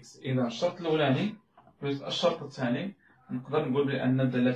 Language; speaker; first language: Arabic; native; Arabic